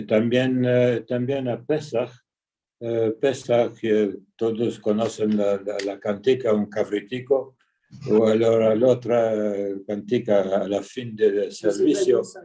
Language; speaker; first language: Spanish; early bilingual, heritage; Ladino